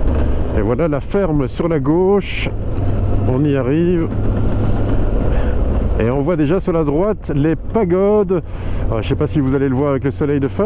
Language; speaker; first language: French; native; French